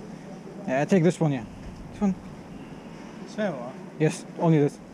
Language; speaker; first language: English; non-native, fluent; German